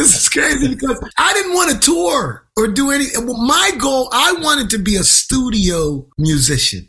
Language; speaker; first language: English; native; English